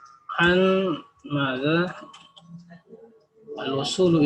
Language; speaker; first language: Arabic; non-native, fluent; Indonesian